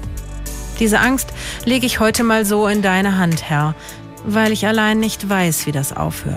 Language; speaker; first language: German; native; German